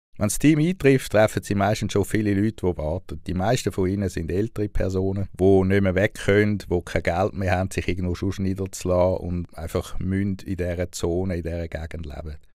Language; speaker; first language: German; native; German